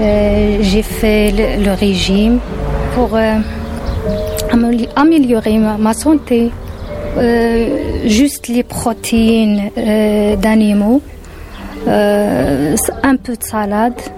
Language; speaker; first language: French; non-native, learner; Berber languages